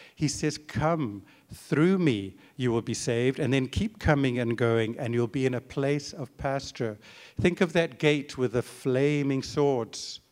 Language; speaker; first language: English; native; English